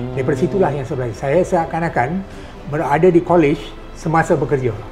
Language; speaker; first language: Malay; native; Malay